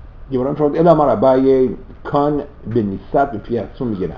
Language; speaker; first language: Persian; native; Persian